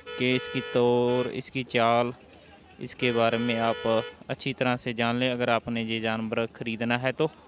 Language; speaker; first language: Hindi; non-native, local second language; Punjabi